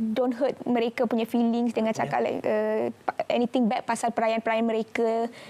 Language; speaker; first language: Malay; non-native, local second language; English